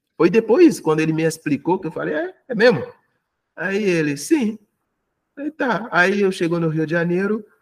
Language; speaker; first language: Portuguese; non-native, fluent; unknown